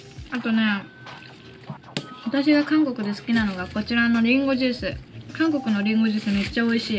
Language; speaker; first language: Japanese; early bilingual, heritage; Japanese